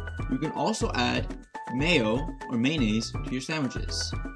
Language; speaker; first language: English; native; English